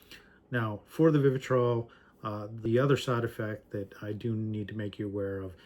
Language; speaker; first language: English; native; English